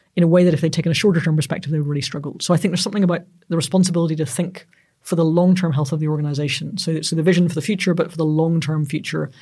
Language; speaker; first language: English; native; English